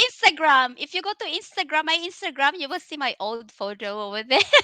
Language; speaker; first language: English; non-native, local second language; Filipino